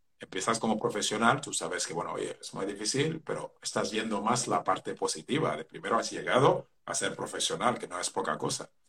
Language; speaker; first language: Spanish; non-native, fluent; Wolof